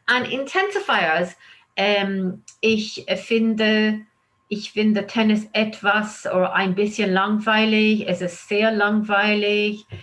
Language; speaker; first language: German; non-native, fluent; English